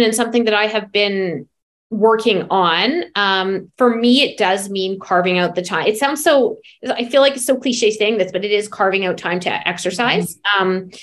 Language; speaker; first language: English; native; English